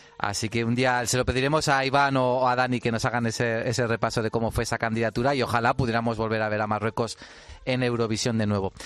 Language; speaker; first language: Spanish; native; Spanish